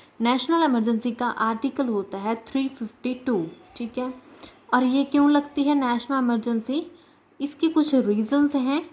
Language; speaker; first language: Hindi; native; Hindi